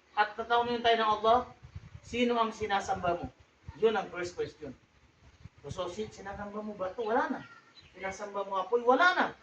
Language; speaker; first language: Filipino; non-native, local second language; Tausug